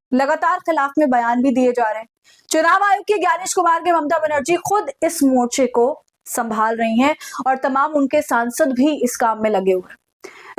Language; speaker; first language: Hindi; native; Hindi